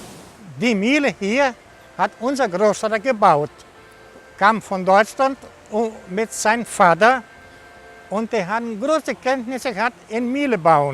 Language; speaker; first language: German; early bilingual, heritage; Portuguese